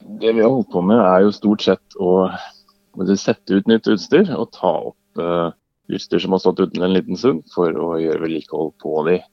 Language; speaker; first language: Norwegian; native; Norwegian